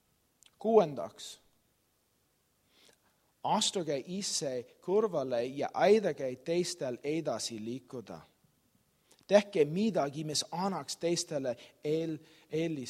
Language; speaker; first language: Estonian; non-native, learner; English